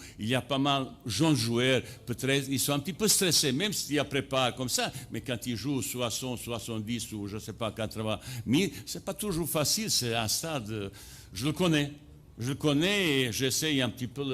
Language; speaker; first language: French; non-native, fluent; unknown